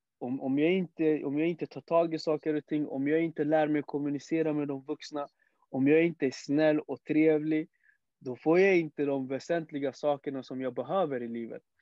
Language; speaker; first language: Swedish; early bilingual, other home language; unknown